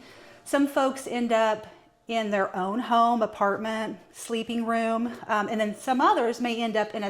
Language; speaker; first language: English; native; English